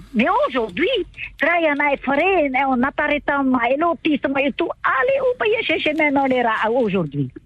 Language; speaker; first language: French; native; French